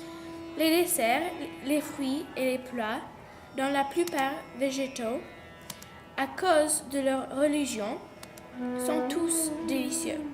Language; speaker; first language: French; non-native, learner; English